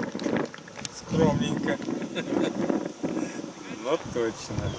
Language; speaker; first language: Russian; native; Russian